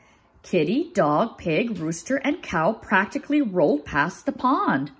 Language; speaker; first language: English; native; English